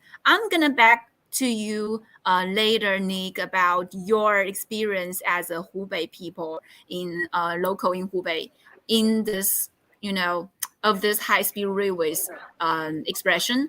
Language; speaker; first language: English; non-native, local second language; Chinese